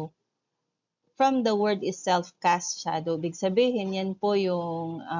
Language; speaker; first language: Filipino; native; Filipino